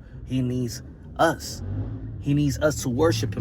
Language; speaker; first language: English; native; English